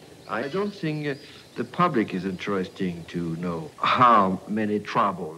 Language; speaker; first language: English; non-native, learner; French